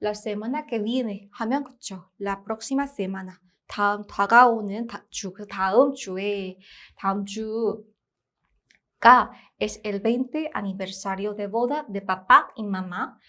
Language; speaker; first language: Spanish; non-native, fluent; Korean